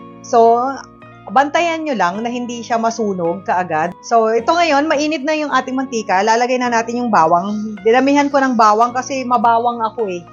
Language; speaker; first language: Filipino; non-native, local second language; Iloko